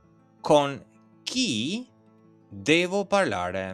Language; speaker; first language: Italian; non-native, fluent; Albanian